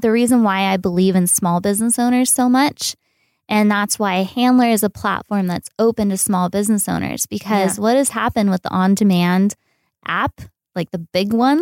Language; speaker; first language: English; native; English